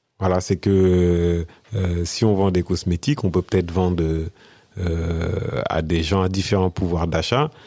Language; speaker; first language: French; early bilingual, other home language; Wolof